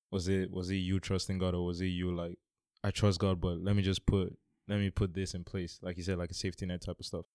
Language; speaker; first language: English; non-native, local second language; Yoruba